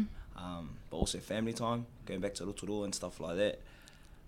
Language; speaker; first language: English; native; English